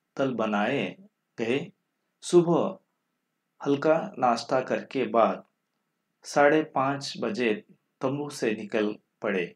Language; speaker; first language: Hindi; non-native, local second language; Kannada